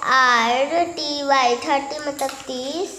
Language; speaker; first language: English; non-native, learner; Hindi